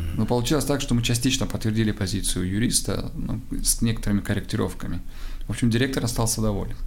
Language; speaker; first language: Russian; non-native, local second language; Tajik